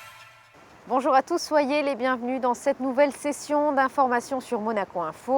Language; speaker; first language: French; native; French